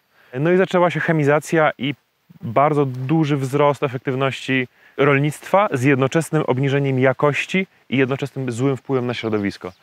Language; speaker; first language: Polish; native; Polish